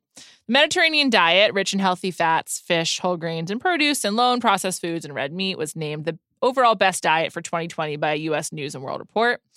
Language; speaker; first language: English; native; English